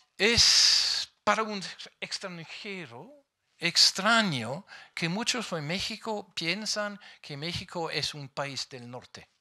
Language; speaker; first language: Spanish; non-native, fluent; English